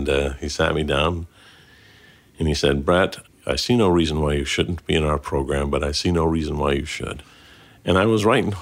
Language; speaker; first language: English; native; English